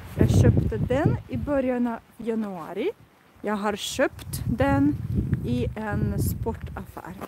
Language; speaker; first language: Swedish; non-native, fluent; Russian